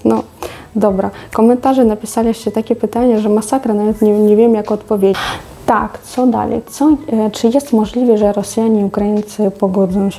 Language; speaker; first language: Polish; non-native, fluent; Russian